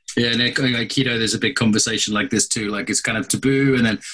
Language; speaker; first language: English; native; English